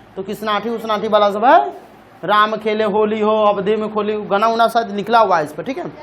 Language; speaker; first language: Hindi; native; Hindi